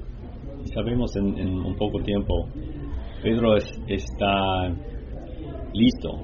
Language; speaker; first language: Spanish; non-native, learner; English